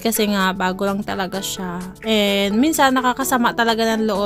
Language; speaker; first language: Filipino; native; Filipino